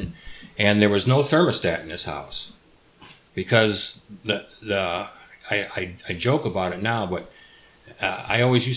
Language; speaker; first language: English; native; English